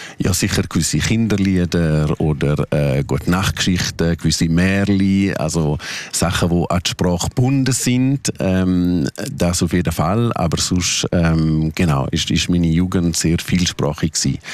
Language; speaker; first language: German; non-native, local second language; Romansh